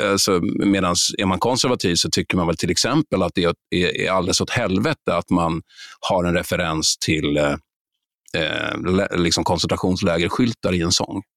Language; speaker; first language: Swedish; native; Swedish